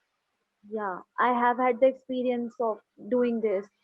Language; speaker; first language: English; non-native, local second language; Hindi